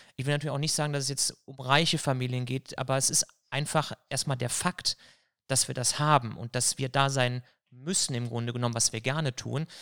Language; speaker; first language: German; native; German